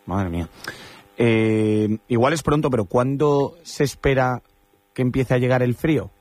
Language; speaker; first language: Spanish; native; Spanish